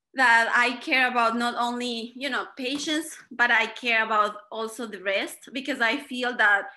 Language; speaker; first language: English; non-native, fluent; Spanish